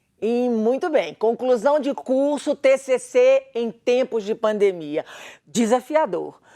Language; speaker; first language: Portuguese; native; Portuguese